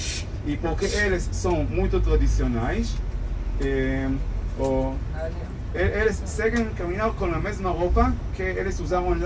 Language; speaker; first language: Portuguese; non-native, fluent; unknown